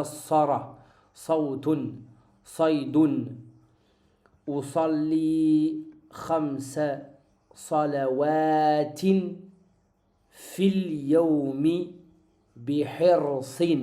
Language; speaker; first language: Arabic; non-native, fluent; French